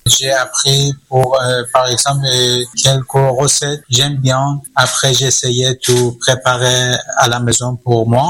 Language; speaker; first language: French; non-native, learner; Persian